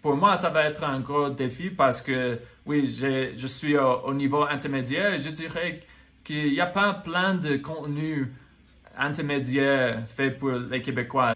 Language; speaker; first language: French; non-native, learner; English